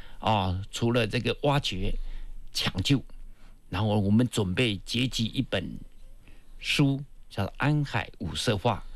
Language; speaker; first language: Chinese; non-native, local second language; Min Nan Chinese